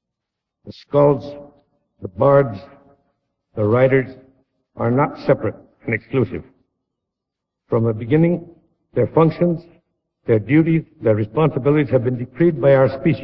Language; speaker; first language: English; native; English